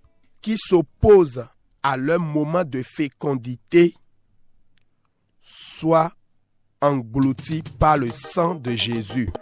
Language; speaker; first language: French; non-native, local second language; Fon